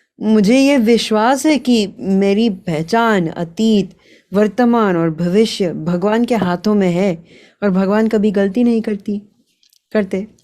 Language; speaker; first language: Hindi; early bilingual, heritage; Hindi